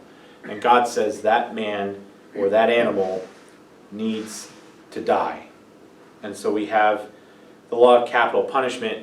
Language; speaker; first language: English; native; English